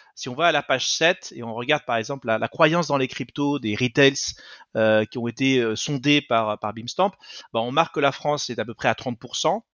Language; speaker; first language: French; early bilingual, other home language; Spanish